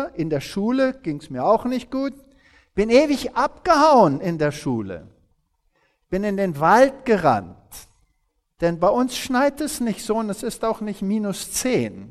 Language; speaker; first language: German; early bilingual, heritage; German